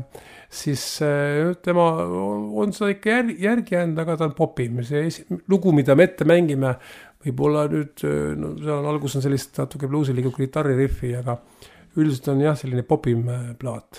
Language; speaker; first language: Estonian; native; Estonian